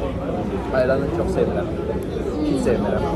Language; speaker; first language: Turkish; non-native, learner; Azerbaijani